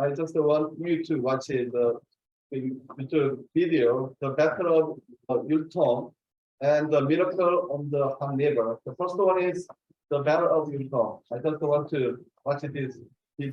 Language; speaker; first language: English; non-native, fluent; Korean